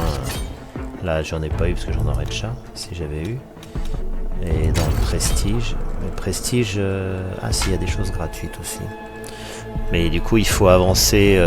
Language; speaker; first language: French; native; French